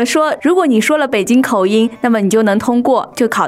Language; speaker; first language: Chinese; native; Chinese